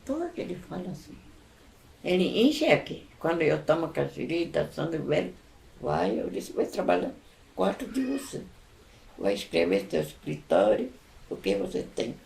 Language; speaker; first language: Portuguese; non-native, local second language; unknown